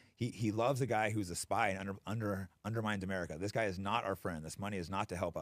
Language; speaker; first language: English; native; English